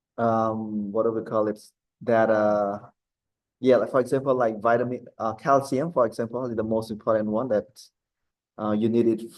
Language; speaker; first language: English; non-native, fluent; Khmer